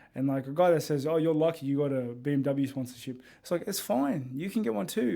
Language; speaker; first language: English; native; English